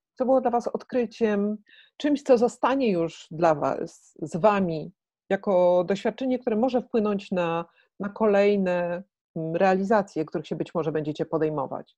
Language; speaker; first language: Polish; native; Polish